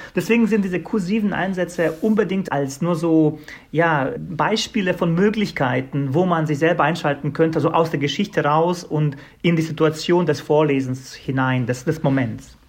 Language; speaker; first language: German; non-native, fluent; Bosnian